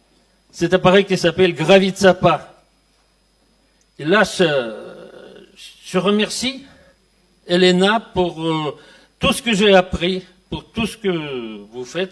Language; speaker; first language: French; non-native, fluent; Russian